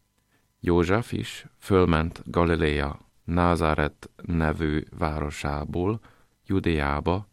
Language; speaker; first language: Hungarian; non-native, fluent; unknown